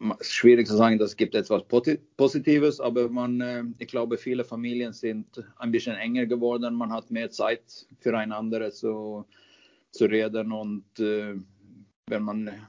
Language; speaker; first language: German; non-native, fluent; Swedish